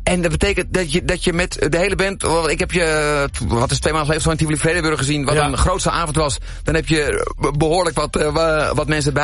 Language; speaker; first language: Dutch; native; Dutch